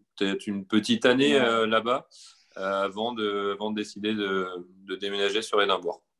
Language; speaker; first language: French; native; French